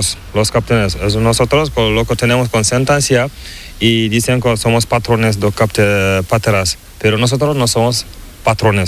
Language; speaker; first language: Spanish; non-native, learner; Fula